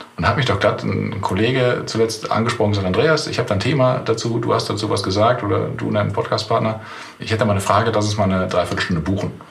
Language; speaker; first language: German; native; German